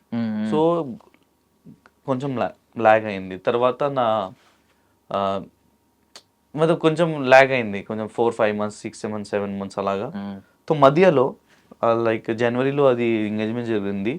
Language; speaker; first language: Telugu; non-native, local second language; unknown